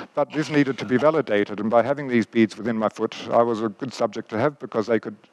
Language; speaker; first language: English; native; English